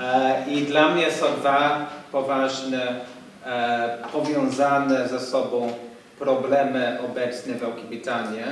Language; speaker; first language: Polish; non-native, fluent; English